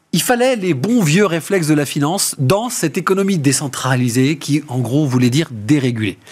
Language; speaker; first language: French; native; French